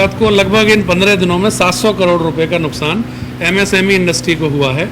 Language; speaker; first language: Hindi; native; Hindi